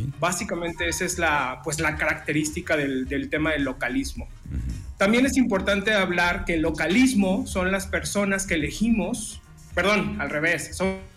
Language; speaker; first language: Spanish; native; Spanish